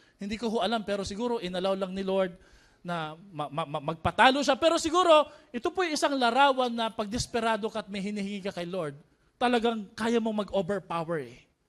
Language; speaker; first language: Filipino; native; Filipino